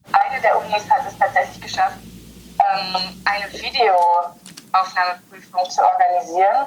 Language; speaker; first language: German; native; German